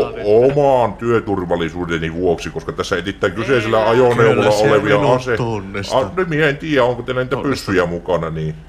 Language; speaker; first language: Finnish; native; Finnish